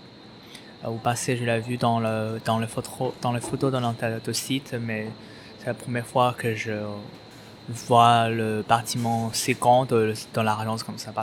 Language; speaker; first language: French; non-native, fluent; Chinese